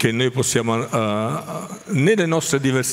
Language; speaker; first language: Italian; native; Italian